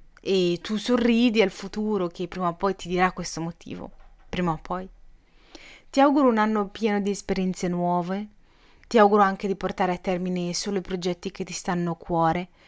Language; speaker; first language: Italian; native; Italian